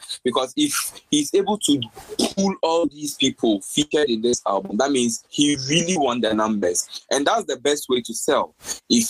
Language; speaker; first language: English; non-native, local second language; Akan